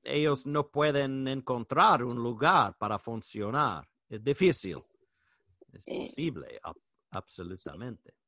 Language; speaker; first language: Spanish; non-native, learner; English